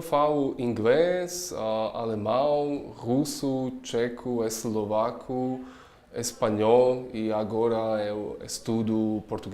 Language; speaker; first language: Portuguese; non-native, learner; Czech